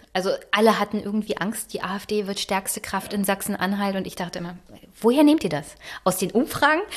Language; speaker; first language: German; native; German